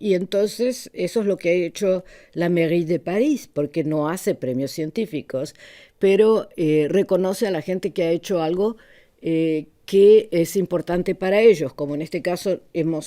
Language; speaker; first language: Spanish; native; Spanish